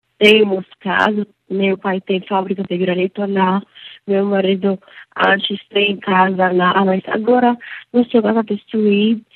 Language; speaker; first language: Portuguese; non-native, learner; Arabic